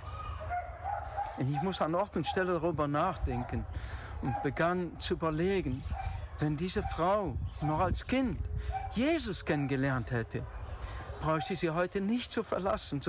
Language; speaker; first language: German; native; German